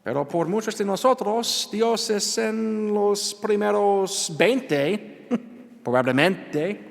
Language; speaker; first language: Spanish; non-native, learner; English